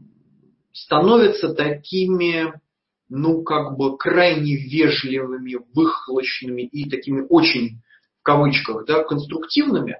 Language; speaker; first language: Russian; native; Russian